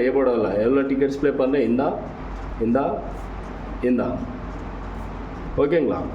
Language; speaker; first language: Tamil; non-native, local second language; Kannada